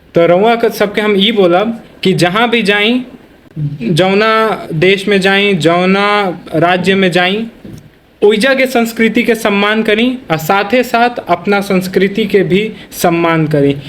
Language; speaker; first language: Bhojpuri; non-native, local second language; Hindi